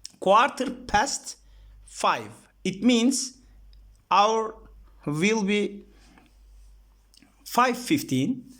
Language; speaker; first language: English; non-native, learner; Turkish